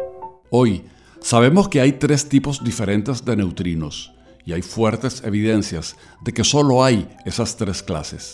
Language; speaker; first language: Spanish; native; Spanish